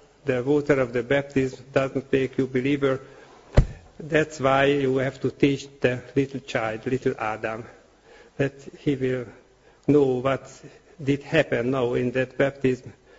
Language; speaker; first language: English; non-native, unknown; Hungarian